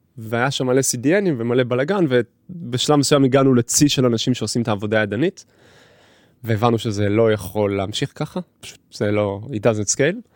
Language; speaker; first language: Hebrew; native; Hebrew